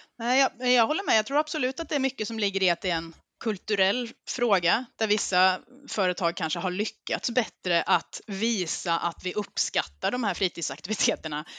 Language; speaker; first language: Swedish; native; Swedish